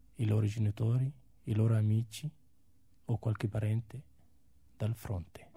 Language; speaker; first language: Italian; non-native, fluent; Arabic